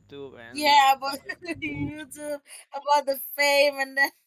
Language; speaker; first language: English; non-native, fluent; Indonesian